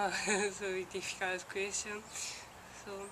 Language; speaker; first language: English; non-native, learner; Japanese